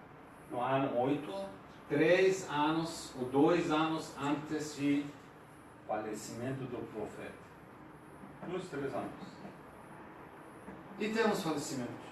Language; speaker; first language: Portuguese; non-native, fluent; Persian